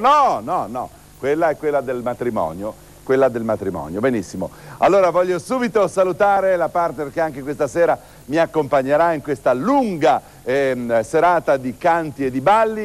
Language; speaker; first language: Italian; native; Italian